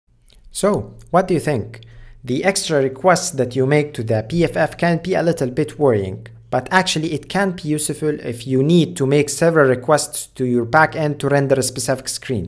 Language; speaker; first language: English; non-native, fluent; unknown